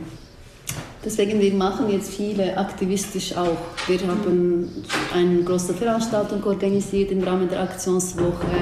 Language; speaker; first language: German; non-native, fluent; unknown